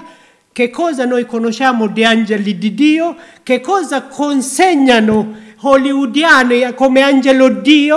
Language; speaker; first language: Italian; non-native, learner; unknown